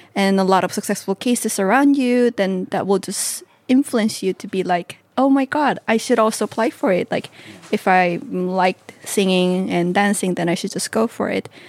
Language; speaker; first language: English; non-native, fluent; Korean